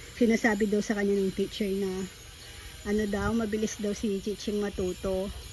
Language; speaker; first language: Filipino; native; Filipino